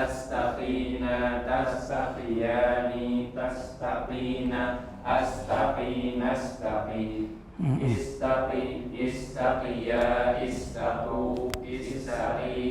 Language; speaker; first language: Arabic; non-native, learner; Indonesian